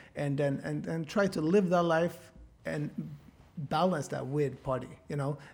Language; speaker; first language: English; non-native, fluent; Swedish